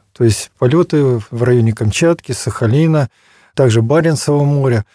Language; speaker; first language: Russian; native; Russian